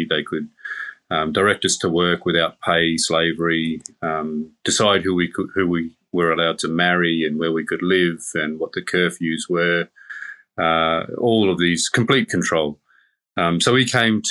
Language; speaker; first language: English; native; English